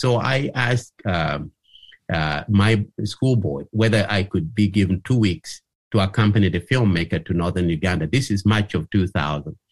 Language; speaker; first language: English; non-native, local second language; Acoli